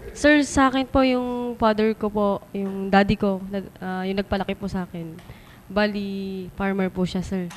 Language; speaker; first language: Filipino; non-native, local second language; Iloko